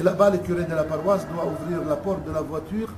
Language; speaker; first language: French; non-native, local second language; Arabic